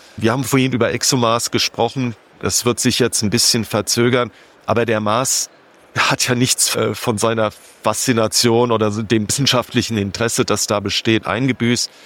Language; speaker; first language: German; native; German